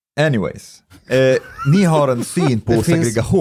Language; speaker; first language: Swedish; early bilingual, other home language; Arabic